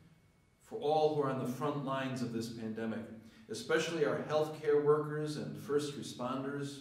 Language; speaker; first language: English; native; English